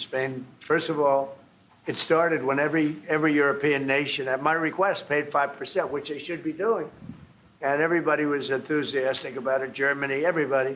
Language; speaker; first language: English; native; English